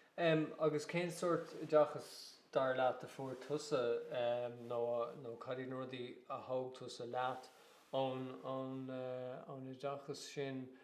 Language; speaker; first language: Irish; native; Irish